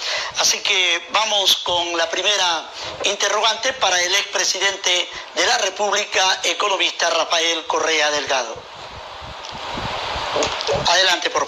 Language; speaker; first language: Spanish; native; Spanish